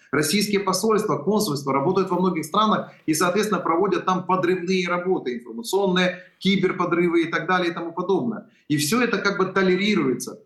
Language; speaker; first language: Russian; non-native, local second language; Ukrainian